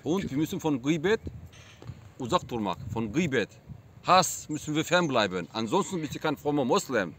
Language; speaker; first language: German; non-native, fluent; Turkish